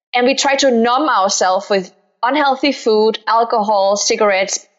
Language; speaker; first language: English; non-native, fluent; Danish